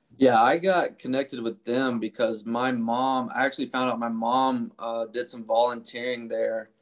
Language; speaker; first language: English; native; English